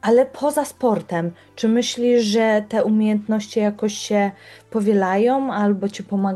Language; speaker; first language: Polish; native; Polish